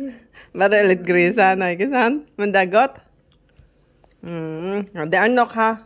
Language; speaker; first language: Swedish; non-native, learner; Filipino